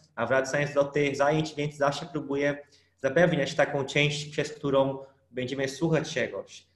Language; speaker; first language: Polish; non-native, fluent; Portuguese